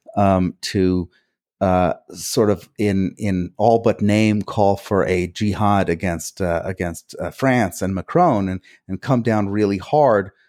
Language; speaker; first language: English; early bilingual, other home language; Hungarian